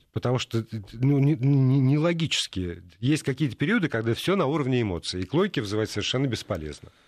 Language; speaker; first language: Russian; native; Russian